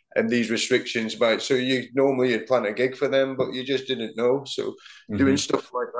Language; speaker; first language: English; native; English